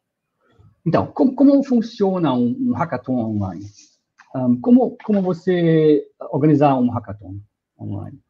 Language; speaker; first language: Portuguese; non-native, fluent; German